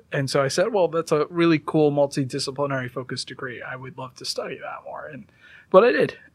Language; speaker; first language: English; early bilingual, other home language; Hindi